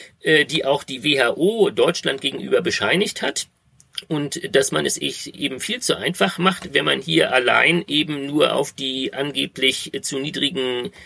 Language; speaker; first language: German; native; German